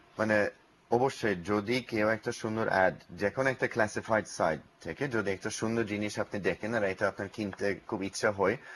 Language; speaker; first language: Bangla; non-native, learner; English